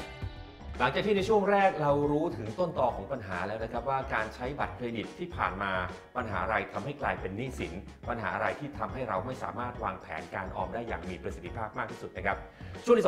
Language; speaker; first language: Thai; native; Thai